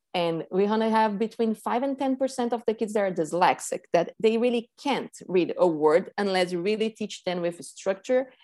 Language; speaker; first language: English; non-native, fluent; Portuguese